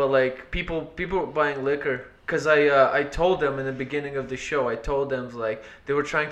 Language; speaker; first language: English; non-native, fluent; Ukrainian